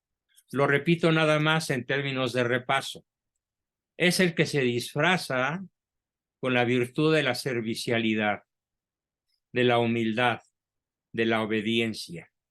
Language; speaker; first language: Spanish; native; Spanish